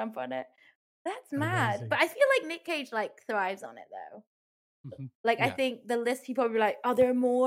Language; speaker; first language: English; non-native, local second language; Cantonese